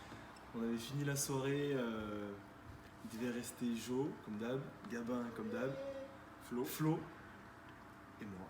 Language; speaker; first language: French; native; French